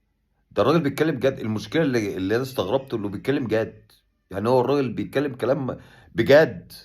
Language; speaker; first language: Arabic; native; Arabic